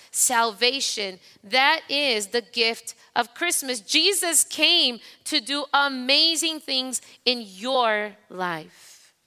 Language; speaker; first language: English; non-native, fluent; Spanish